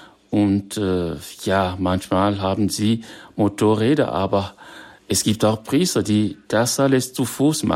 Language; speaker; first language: German; non-native, fluent; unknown